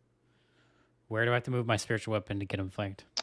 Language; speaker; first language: English; native; English